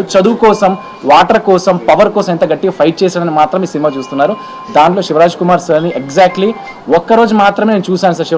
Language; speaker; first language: Telugu; native; Telugu